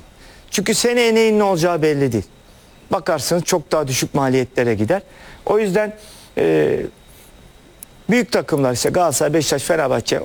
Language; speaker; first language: Turkish; native; Turkish